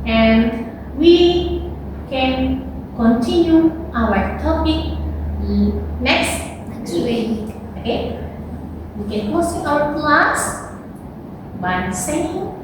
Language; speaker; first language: English; non-native, fluent; Indonesian